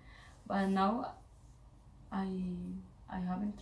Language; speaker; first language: English; non-native, learner; Spanish